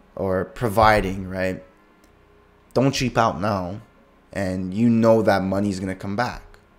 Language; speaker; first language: English; native; English